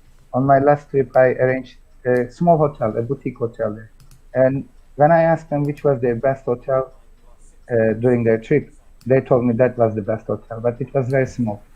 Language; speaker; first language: English; non-native, fluent; Turkish